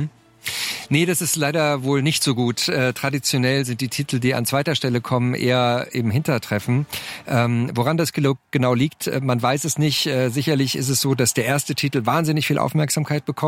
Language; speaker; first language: German; native; German